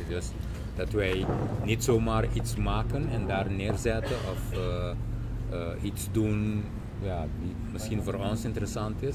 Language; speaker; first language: Dutch; non-native, local second language; Papiamento